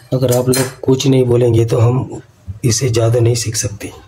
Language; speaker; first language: Hindi; non-native, local second language; Kannada